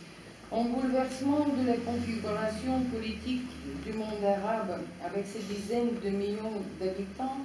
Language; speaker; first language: French; non-native, fluent; Russian